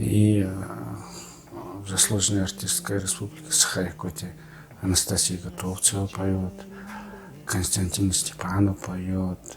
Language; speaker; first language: Russian; non-native, fluent; Mongolian